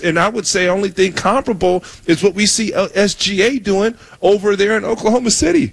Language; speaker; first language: English; native; English